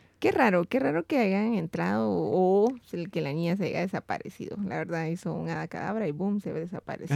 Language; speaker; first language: Spanish; native; Spanish